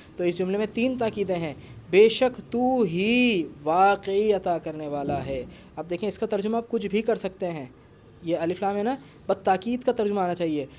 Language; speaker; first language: Urdu; native; Urdu